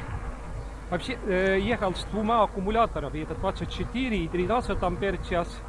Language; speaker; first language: Russian; non-native, local second language; Estonian